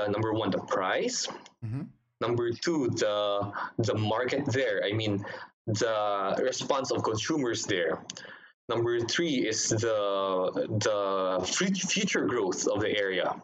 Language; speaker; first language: English; non-native, local second language; Hiligaynon